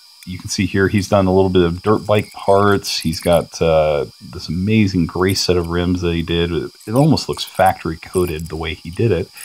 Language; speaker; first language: English; native; English